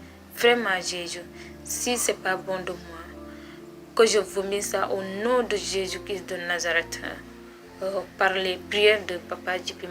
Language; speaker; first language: French; non-native, local second language; Wolof